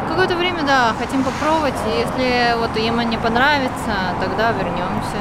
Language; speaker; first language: Russian; non-native, fluent; Japanese